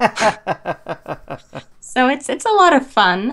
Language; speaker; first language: English; native; English